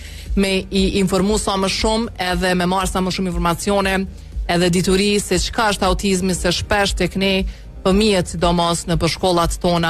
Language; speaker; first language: Albanian; native; Albanian